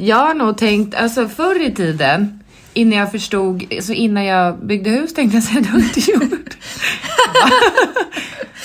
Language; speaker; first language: Swedish; native; Swedish